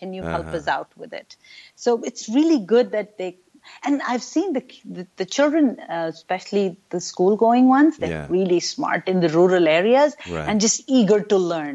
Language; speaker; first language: English; non-native, local second language; Urdu